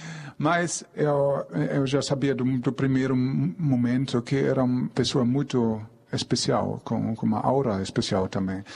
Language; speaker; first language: Portuguese; non-native, fluent; German